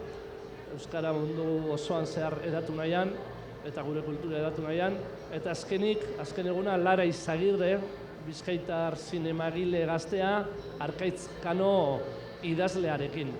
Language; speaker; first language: Basque; native; Basque